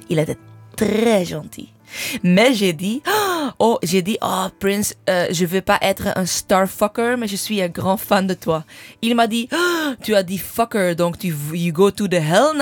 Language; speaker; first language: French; non-native, fluent; English